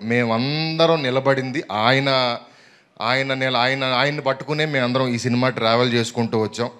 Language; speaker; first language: Telugu; native; Telugu